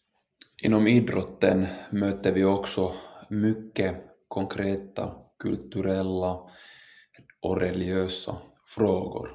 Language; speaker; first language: Swedish; non-native, local second language; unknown